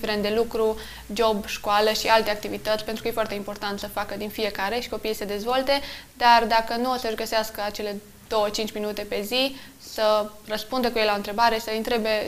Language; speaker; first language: Romanian; native; Romanian